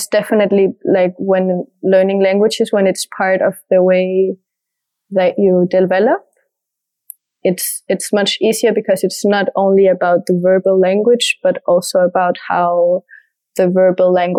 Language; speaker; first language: English; non-native, fluent; French